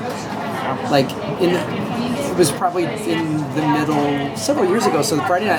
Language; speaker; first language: English; native; English